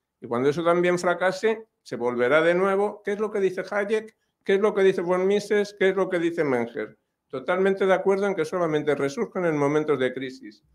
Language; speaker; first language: Spanish; native; Spanish